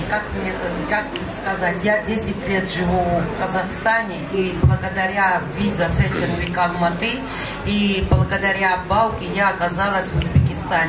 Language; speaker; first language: Russian; non-native, fluent; Georgian